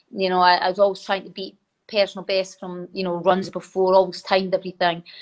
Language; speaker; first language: English; native; English